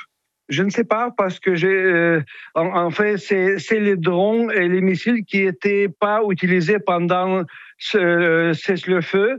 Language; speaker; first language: French; non-native, fluent; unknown